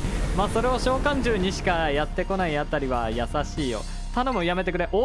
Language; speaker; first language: Japanese; native; Japanese